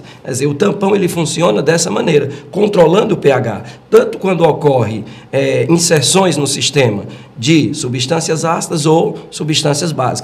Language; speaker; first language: Portuguese; native; Portuguese